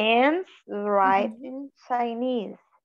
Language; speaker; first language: English; non-native, learner; Portuguese